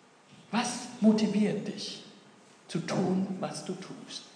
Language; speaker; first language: German; non-native, fluent; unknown